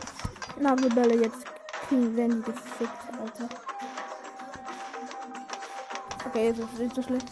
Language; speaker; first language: German; native; German